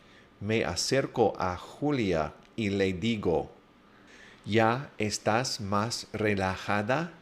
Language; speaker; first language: Spanish; non-native, fluent; English